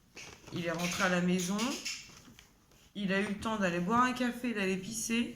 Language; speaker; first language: French; native; French